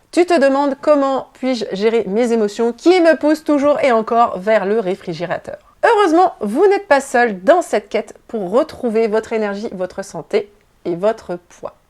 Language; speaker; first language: French; native; French